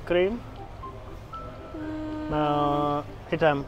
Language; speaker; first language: Indonesian; non-native, learner; English